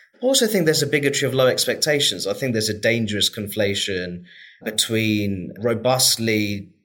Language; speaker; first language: English; native; English